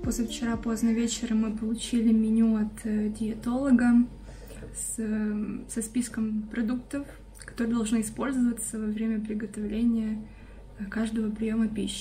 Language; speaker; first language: Russian; native; Russian